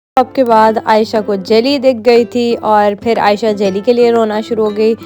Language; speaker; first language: Urdu; native; Urdu